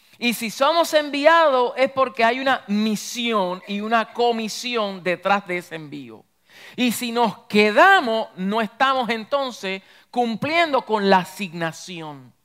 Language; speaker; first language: Spanish; early bilingual, heritage; Spanish